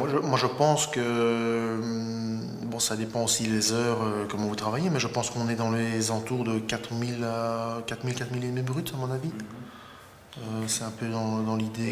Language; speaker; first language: French; native; French